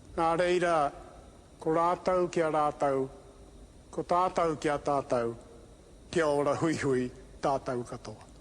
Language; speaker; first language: Māori; native; Māori